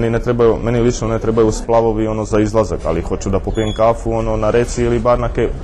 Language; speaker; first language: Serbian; non-native, fluent; Czech